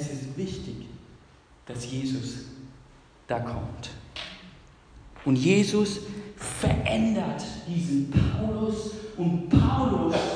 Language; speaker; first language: German; non-native, fluent; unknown